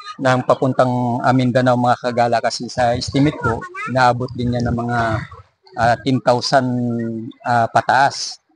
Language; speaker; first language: Filipino; non-native, local second language; Bikol